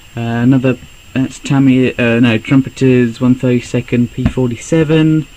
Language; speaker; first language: English; native; English